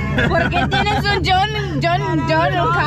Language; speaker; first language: Spanish; non-native, learner; Portuguese